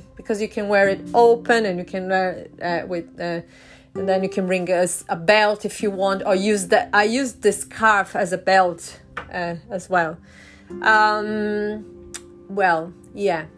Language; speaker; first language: English; non-native, fluent; Portuguese